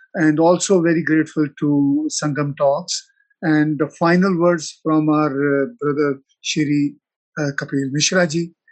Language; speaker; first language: English; non-native, local second language; Punjabi